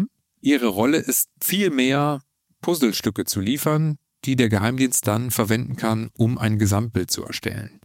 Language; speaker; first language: German; native; German